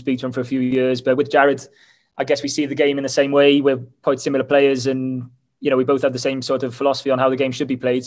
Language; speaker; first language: English; native; English